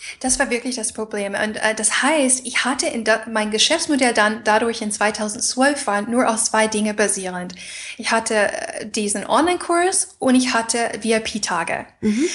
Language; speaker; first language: German; non-native, fluent; English